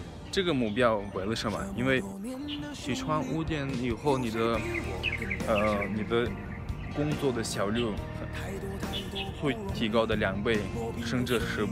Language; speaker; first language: Chinese; non-native, fluent; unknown